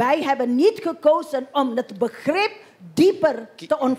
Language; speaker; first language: Dutch; non-native, fluent; Indonesian